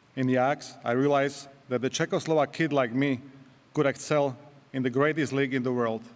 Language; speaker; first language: English; non-native, fluent; Slovak